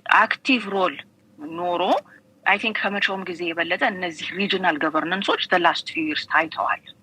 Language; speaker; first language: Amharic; native; Amharic